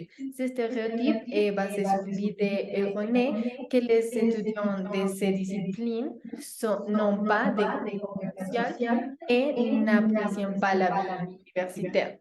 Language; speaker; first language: French; non-native, learner; Spanish